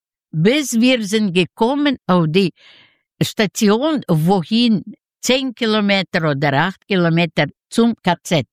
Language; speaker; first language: German; non-native, learner; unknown